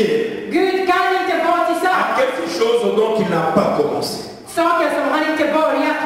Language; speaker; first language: Swedish; non-native, fluent; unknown